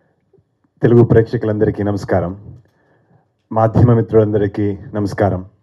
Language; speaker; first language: Telugu; non-native, fluent; Kannada